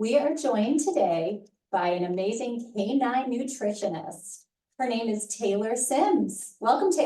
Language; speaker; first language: English; native; English